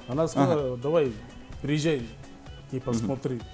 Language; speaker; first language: Russian; non-native, learner; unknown